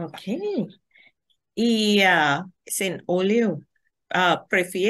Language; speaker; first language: Spanish; non-native, learner; English